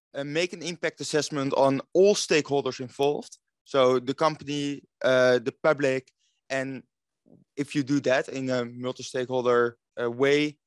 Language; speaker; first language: English; non-native, fluent; Dutch